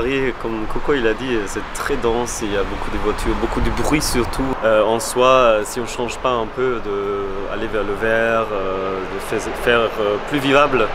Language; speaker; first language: French; non-native, fluent; German